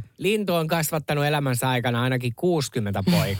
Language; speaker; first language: Finnish; native; Finnish